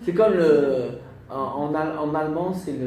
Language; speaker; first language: French; non-native, fluent; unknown